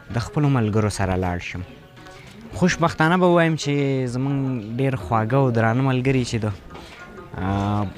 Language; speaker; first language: Pashto; native; Pashto